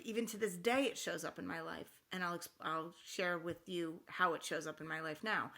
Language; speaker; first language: English; native; English